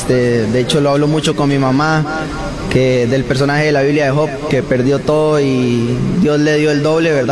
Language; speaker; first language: Spanish; native; Spanish